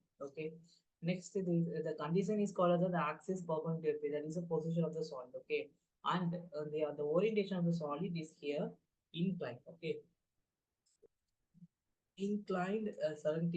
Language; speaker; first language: English; non-native, local second language; Tamil